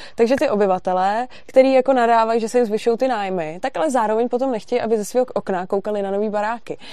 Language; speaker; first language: Czech; native; Czech